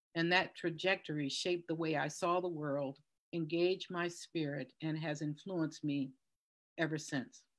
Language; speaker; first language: English; native; English